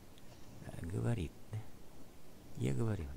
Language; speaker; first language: Russian; non-native, fluent; Vietnamese